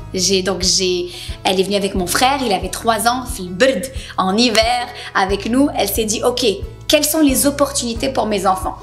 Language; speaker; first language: French; native; French